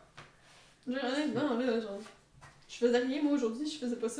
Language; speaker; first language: French; native; French